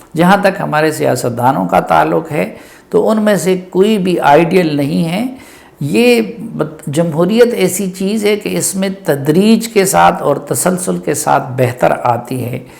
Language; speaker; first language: Urdu; non-native, local second language; Pashto